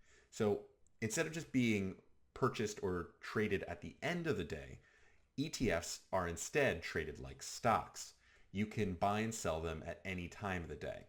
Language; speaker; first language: English; native; English